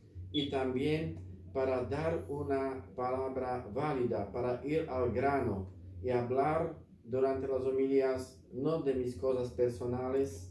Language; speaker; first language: Spanish; non-native, fluent; Slovak